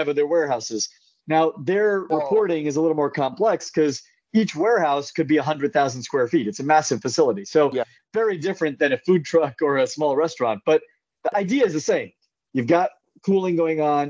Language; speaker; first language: English; native; English